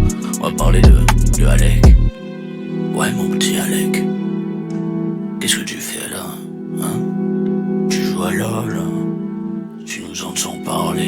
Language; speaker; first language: French; native; French